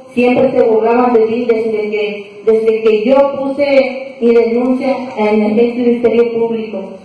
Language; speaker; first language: Spanish; non-native, fluent; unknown